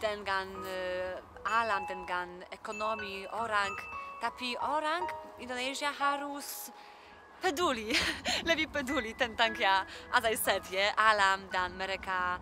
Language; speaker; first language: Indonesian; non-native, learner; Polish